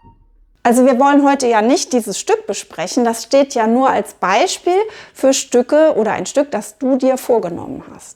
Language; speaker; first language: German; native; German